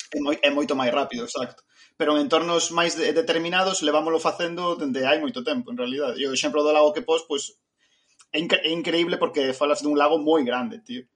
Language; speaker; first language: Galician; non-native, local second language; Spanish